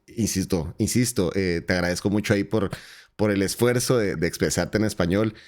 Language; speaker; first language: Spanish; native; Spanish